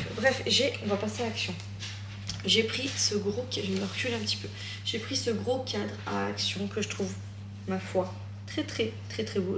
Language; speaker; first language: French; native; French